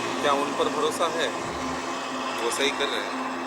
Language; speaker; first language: Hindi; native; Hindi